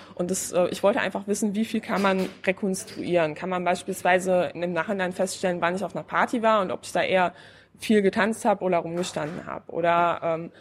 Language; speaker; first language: German; non-native, fluent; Polish